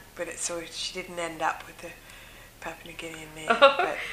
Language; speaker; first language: English; native; English